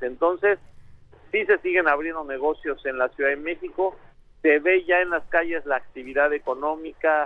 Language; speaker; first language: Spanish; native; Spanish